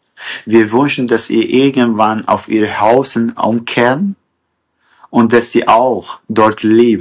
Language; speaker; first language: German; non-native, learner; Kurdish